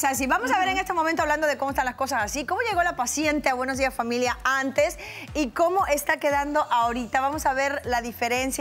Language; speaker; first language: Spanish; native; Spanish